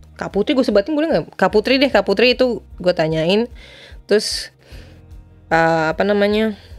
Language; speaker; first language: Indonesian; native; Indonesian